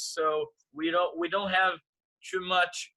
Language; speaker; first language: English; non-native, fluent; Portuguese